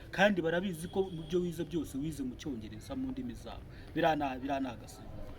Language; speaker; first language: Kinyarwanda; native; Kinyarwanda